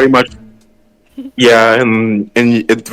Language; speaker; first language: English; native; English